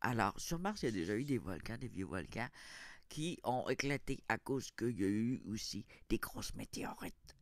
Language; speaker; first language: French; native; French